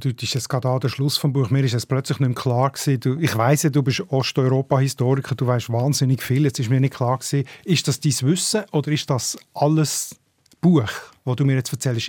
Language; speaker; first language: German; native; German